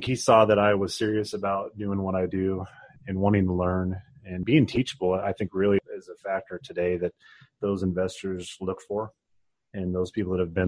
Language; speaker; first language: English; native; English